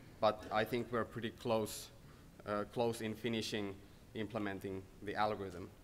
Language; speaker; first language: English; non-native, fluent; Finnish